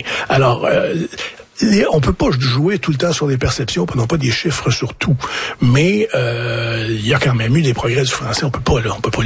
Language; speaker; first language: French; native; French